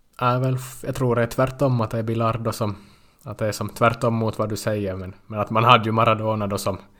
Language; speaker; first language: Swedish; native; Swedish